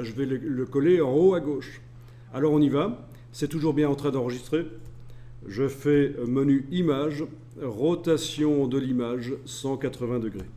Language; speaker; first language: French; native; French